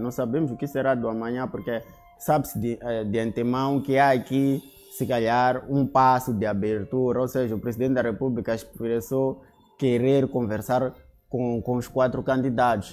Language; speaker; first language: Portuguese; native; Portuguese